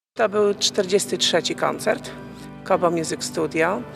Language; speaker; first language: Polish; native; Polish